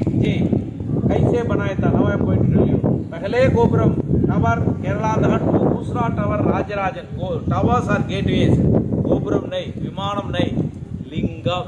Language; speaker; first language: Hindi; non-native, local second language; Tamil